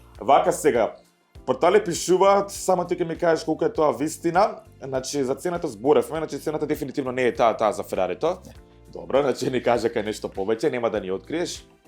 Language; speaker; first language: Macedonian; native; Macedonian